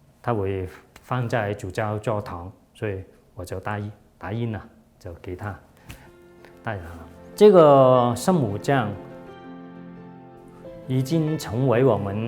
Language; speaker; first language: Chinese; non-native, local second language; Cantonese